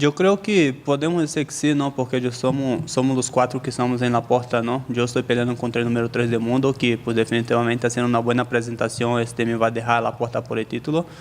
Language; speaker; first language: Spanish; native; Spanish